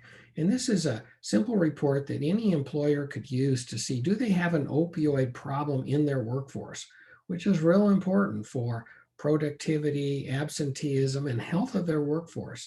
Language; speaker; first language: English; native; English